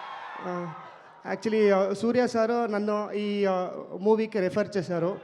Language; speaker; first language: Telugu; non-native, local second language; Kannada